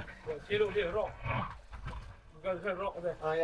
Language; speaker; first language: English; non-native, learner; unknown